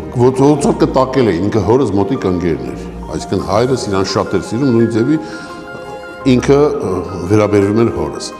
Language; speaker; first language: Armenian; native; Armenian